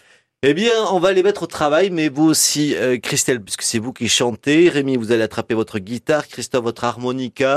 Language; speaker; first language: French; native; French